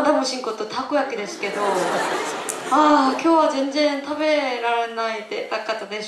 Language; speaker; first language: Japanese; non-native, learner; Korean